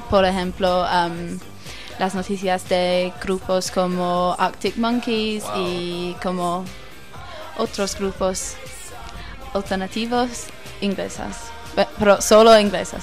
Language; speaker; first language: Spanish; non-native, learner; English